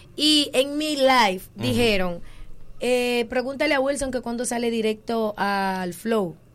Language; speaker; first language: Spanish; native; Spanish